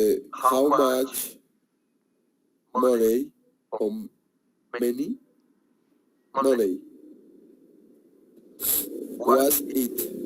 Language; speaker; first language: English; non-native, learner; Spanish